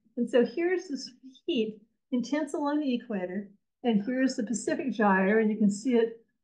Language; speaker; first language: English; native; English